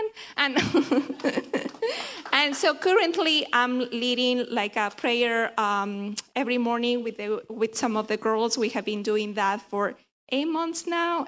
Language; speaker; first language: English; non-native, fluent; Spanish